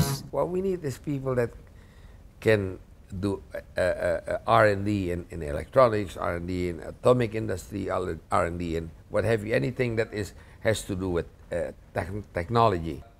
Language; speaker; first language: English; non-native, fluent; Indonesian